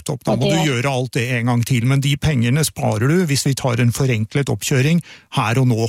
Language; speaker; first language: Norwegian; native; Norwegian